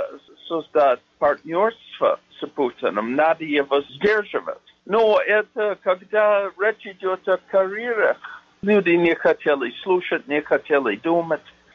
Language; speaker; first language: Russian; non-native, fluent; English